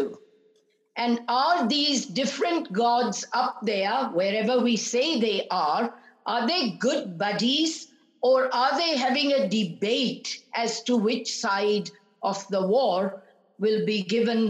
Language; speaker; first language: English; non-native, local second language; Punjabi